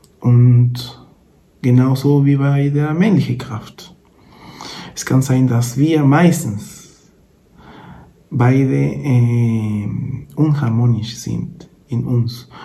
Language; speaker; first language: German; non-native, fluent; Spanish